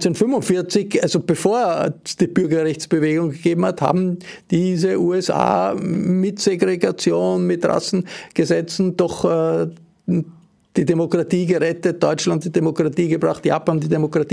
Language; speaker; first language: German; native; German